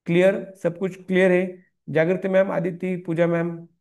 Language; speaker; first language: Hindi; non-native, local second language; Marathi